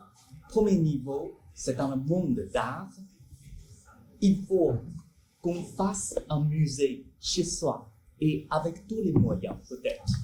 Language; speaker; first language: French; non-native, fluent; Chinese